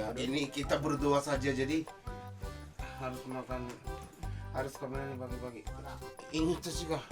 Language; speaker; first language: Indonesian; non-native, fluent; Japanese